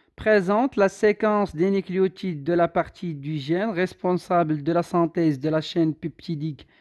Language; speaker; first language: French; non-native, local second language; Arabic